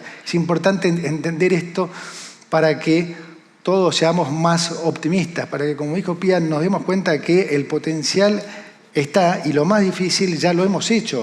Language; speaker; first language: Spanish; native; Spanish